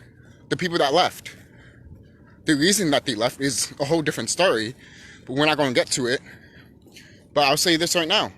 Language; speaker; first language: English; native; English